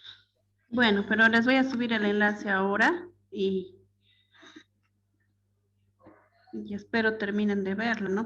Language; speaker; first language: Spanish; native; Spanish